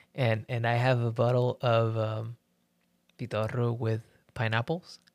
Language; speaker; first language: English; early bilingual, other home language; Spanish